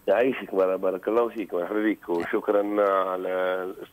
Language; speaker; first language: Arabic; native; Arabic